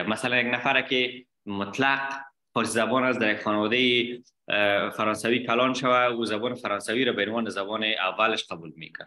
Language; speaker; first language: Persian; native; Persian